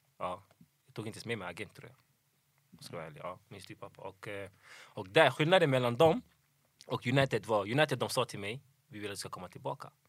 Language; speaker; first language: Swedish; early bilingual, other home language; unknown